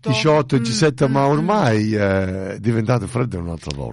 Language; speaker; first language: Italian; early bilingual, heritage; Italian